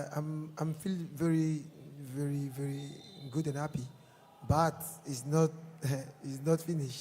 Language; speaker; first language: English; non-native, learner; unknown